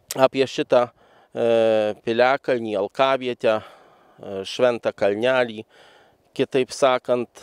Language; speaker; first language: Lithuanian; native; Lithuanian